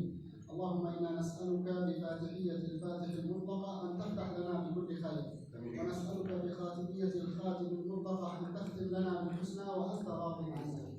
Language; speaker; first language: Arabic; native; Arabic